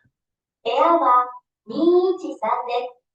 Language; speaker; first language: Japanese; non-native, learner; Indonesian